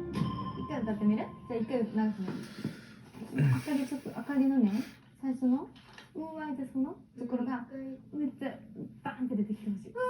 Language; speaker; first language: Japanese; native; Japanese